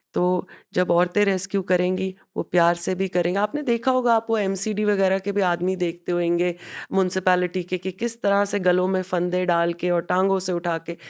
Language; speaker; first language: Hindi; non-native, local second language; Punjabi